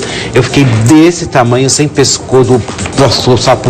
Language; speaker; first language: Portuguese; native; Portuguese